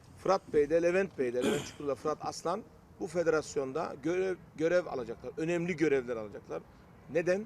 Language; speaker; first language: Turkish; early bilingual, heritage; Turkish